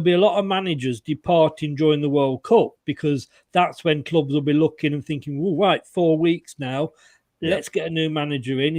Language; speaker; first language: English; native; English